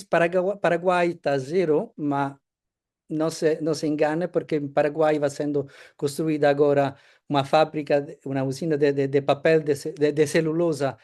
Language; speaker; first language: Portuguese; non-native, fluent; Italian